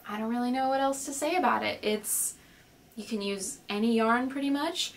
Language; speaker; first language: English; native; English